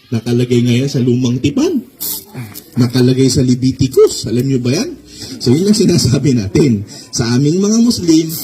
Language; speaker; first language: Filipino; non-native, local second language; Waray